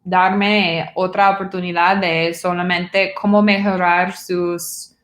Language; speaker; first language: Spanish; non-native, fluent; English